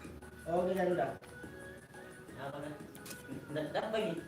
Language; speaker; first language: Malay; non-native, local second language; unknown